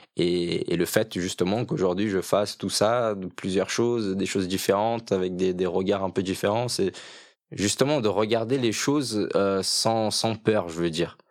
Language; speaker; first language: French; early bilingual, other home language; Portuguese